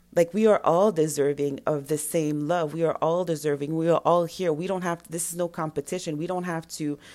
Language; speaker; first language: English; non-native, fluent; French